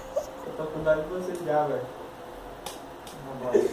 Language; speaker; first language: Portuguese; native; Portuguese